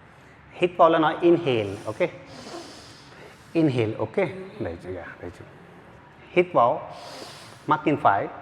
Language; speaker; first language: Vietnamese; non-native, learner; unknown